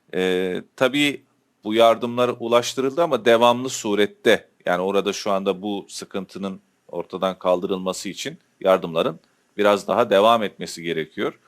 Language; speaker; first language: Turkish; native; Turkish